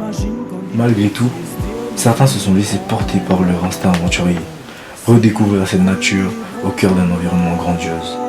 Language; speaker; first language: French; native; French